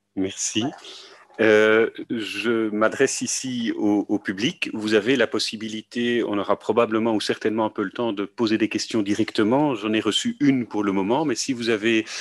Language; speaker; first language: French; native; French